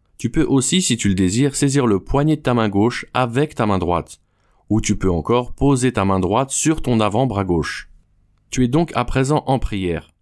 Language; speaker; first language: French; native; French